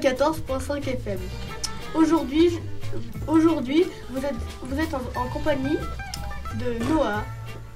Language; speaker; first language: French; native; French